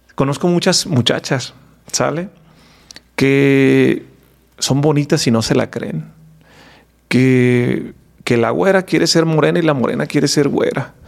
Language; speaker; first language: Spanish; native; Spanish